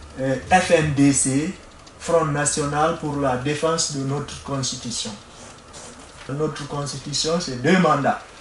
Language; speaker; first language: French; non-native, local second language; Fula